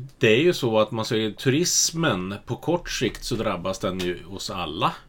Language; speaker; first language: Swedish; native; Swedish